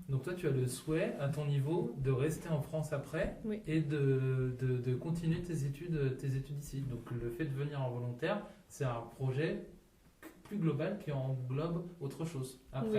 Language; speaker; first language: French; native; French